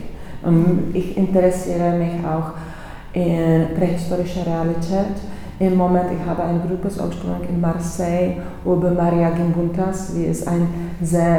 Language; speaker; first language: German; non-native, fluent; Czech